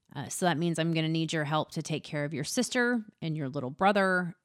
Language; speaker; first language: English; native; English